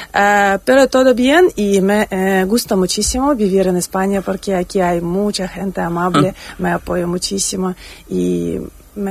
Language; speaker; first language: Spanish; non-native, learner; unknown